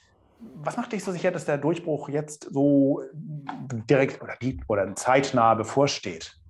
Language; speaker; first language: German; native; German